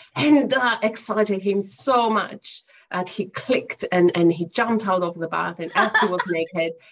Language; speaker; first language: English; non-native, fluent; Greek